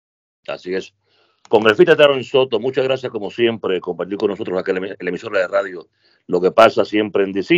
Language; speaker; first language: Spanish; native; Spanish